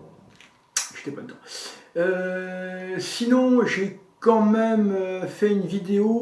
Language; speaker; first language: French; native; French